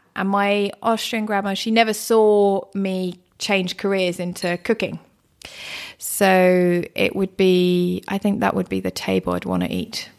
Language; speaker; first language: English; early bilingual, other home language; German